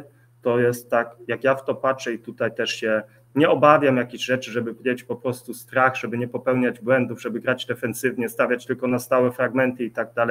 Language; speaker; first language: Polish; early bilingual, heritage; Polish